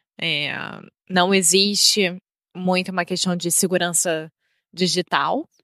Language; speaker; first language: Portuguese; native; Portuguese